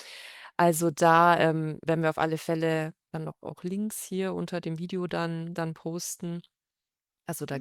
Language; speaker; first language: German; native; German